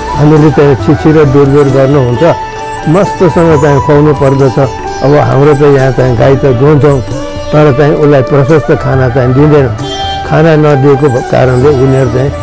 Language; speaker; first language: Nepali; non-native, local second language; Newari